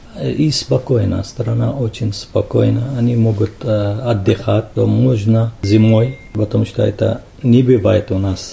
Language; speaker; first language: Russian; non-native, fluent; Arabic